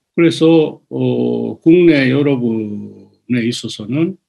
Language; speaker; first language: Korean; early bilingual, other home language; Japanese